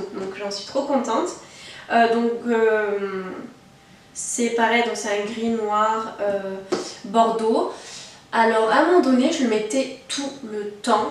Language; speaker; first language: French; native; French